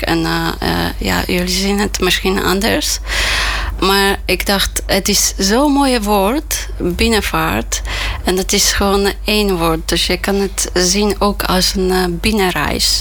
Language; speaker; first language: Dutch; non-native, fluent; Polish